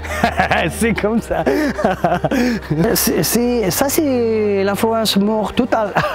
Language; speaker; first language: French; non-native, fluent; Portuguese